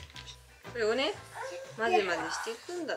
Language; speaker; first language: Japanese; native; Japanese